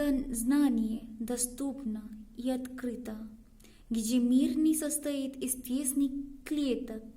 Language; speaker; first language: Russian; non-native, learner; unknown